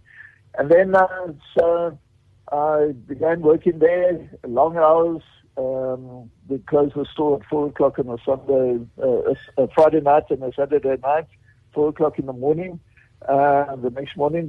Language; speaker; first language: English; native; English